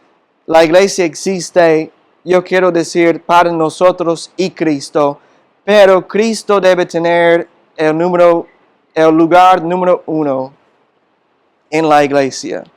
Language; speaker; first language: Spanish; non-native, fluent; English